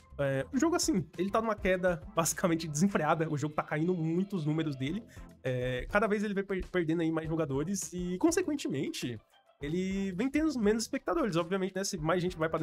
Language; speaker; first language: Portuguese; native; Portuguese